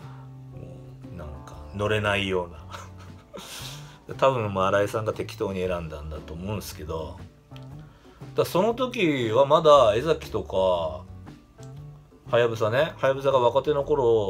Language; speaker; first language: Japanese; native; Japanese